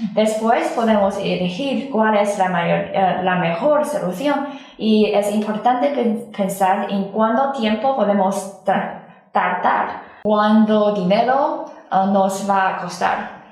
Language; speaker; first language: Spanish; non-native, learner; Chinese